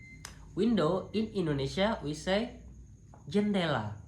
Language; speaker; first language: English; non-native, local second language; Indonesian